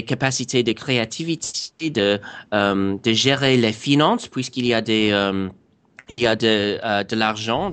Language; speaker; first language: French; non-native, fluent; English